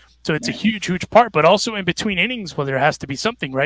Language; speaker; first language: English; early bilingual, other home language; Spanish